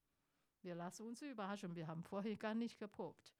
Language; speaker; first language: German; non-native, fluent; Chinese